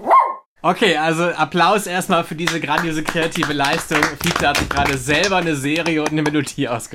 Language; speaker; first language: German; native; German